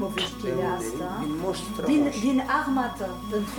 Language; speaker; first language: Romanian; non-native, learner; French